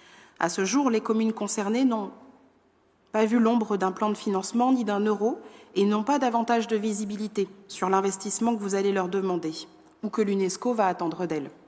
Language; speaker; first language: French; native; French